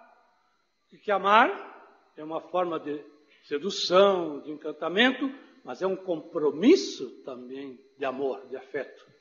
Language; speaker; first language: Portuguese; non-native, fluent; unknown